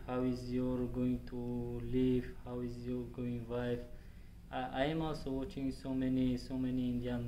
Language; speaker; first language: English; non-native, learner; Tajik